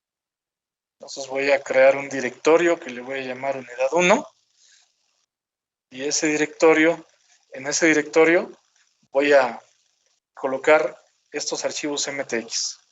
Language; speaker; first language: Spanish; native; Spanish